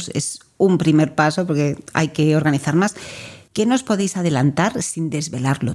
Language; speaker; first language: Spanish; native; Spanish